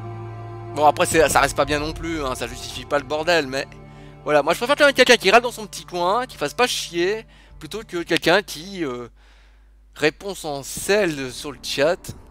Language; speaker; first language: French; native; French